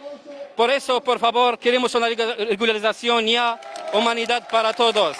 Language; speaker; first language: Spanish; non-native, learner; Arabic